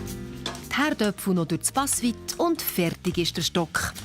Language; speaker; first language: German; native; German